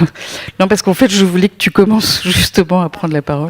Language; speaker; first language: French; native; French